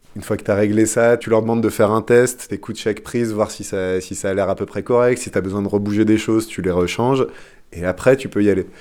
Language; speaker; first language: French; non-native, fluent; English